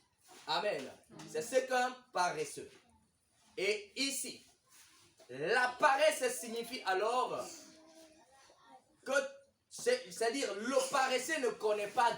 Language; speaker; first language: French; non-native, local second language; Lingala